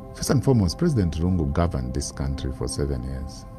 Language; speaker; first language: English; non-native, local second language; Bemba